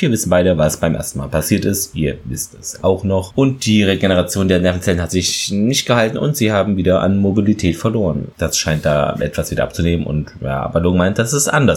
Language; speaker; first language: German; native; German